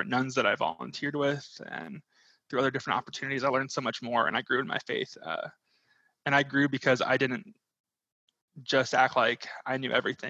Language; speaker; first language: English; native; English